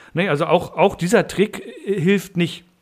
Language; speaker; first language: German; native; German